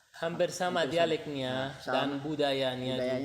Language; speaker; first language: Indonesian; non-native, learner; Arabic